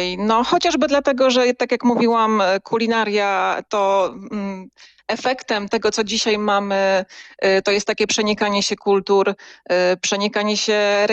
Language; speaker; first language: Polish; native; Polish